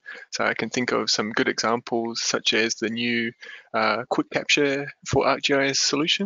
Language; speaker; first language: English; native; English